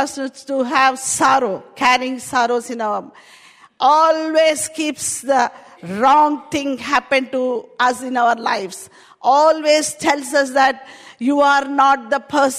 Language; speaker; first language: English; non-native, local second language; Telugu